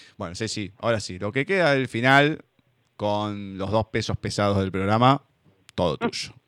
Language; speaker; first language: Spanish; native; Spanish